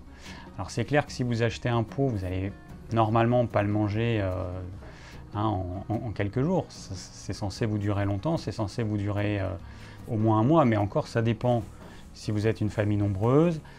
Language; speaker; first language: French; native; French